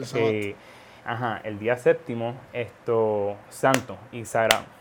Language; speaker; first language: Spanish; early bilingual, heritage; Spanish